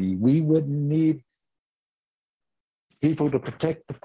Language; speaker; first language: English; early bilingual, other home language; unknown